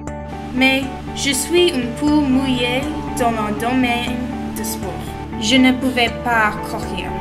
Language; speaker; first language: French; non-native, learner; English